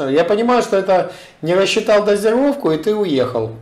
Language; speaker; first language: Russian; native; Russian